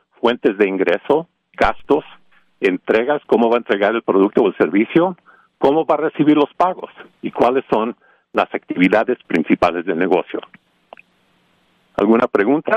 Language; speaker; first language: Spanish; early bilingual, heritage; Spanish